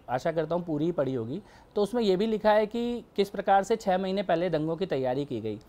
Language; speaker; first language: Hindi; native; Hindi